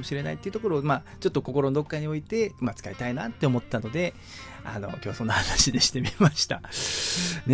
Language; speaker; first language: Japanese; native; Japanese